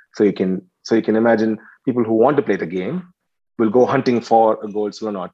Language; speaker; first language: English; non-native, local second language; Tamil